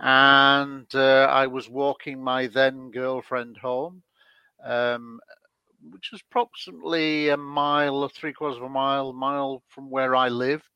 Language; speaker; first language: English; native; English